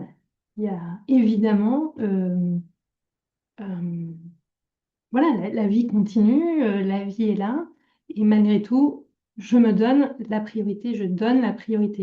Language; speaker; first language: French; native; French